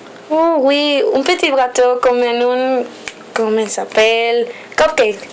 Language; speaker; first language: French; non-native, learner; Spanish